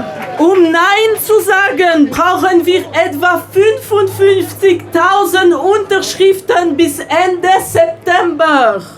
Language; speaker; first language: German; non-native, local second language; French